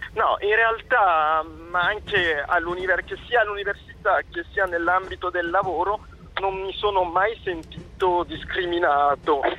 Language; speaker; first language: Italian; non-native, fluent; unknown